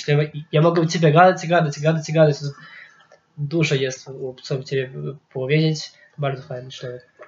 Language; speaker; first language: Polish; non-native, local second language; Lithuanian